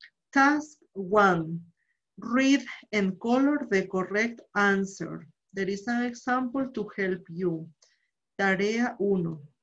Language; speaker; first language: English; non-native, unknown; Spanish